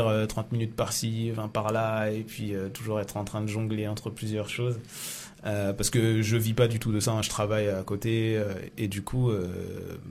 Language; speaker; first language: French; native; French